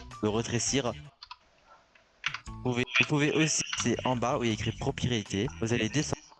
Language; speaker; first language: French; native; French